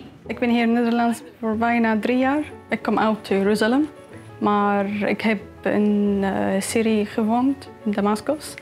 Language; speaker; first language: Dutch; non-native, learner; Arabic